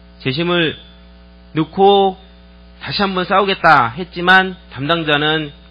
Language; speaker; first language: Korean; native; Korean